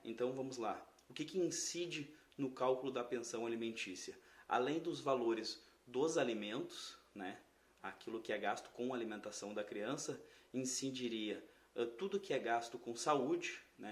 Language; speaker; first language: Portuguese; native; Portuguese